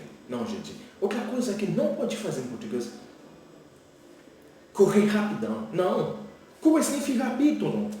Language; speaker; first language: Portuguese; non-native, learner; Haitian Creole